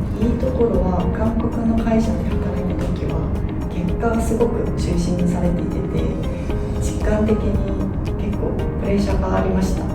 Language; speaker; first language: Japanese; non-native, fluent; Korean